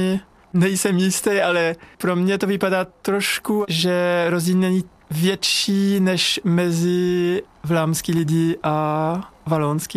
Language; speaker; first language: Czech; non-native, learner; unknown